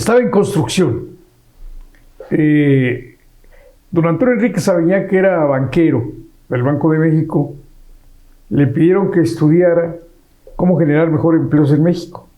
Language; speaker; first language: Spanish; native; Spanish